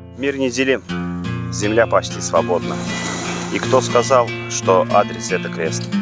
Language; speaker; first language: Russian; non-native, local second language; Turkmen